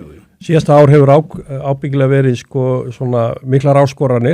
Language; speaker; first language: Icelandic; native; Icelandic